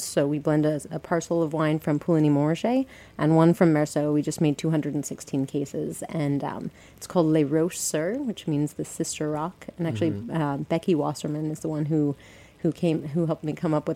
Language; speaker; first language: English; native; English